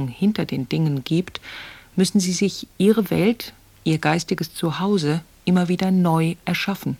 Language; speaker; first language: German; native; German